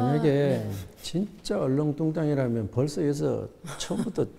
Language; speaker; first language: Korean; native; Korean